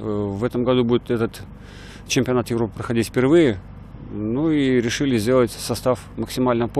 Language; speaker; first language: Russian; native; Russian